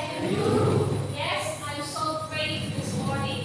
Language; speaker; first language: English; non-native, learner; Indonesian